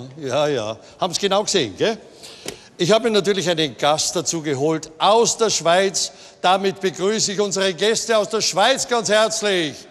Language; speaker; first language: German; native; German